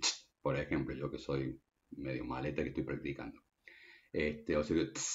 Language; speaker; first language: Spanish; native; Spanish